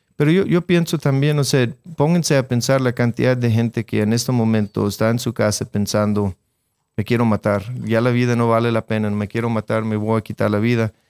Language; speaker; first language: Spanish; non-native, fluent; English